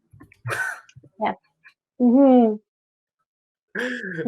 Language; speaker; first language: English; non-native, local second language; French